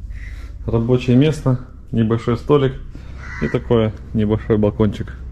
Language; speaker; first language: Russian; native; Russian